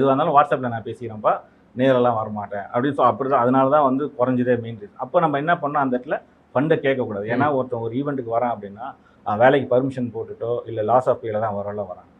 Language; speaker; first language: Tamil; non-native, local second language; Telugu